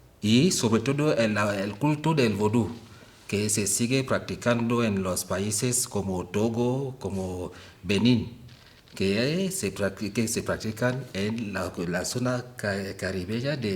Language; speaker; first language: Spanish; non-native, fluent; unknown